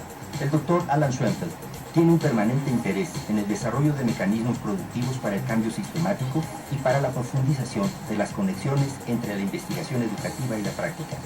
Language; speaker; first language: Spanish; native; Spanish